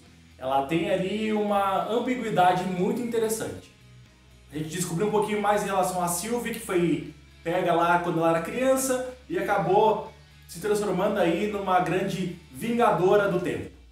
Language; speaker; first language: Portuguese; native; Portuguese